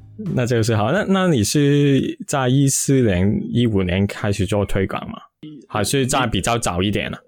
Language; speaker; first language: Chinese; non-native, local second language; Cantonese